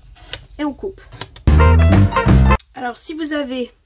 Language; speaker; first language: French; native; French